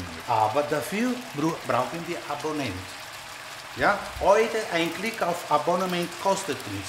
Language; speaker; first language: German; non-native, fluent; Italian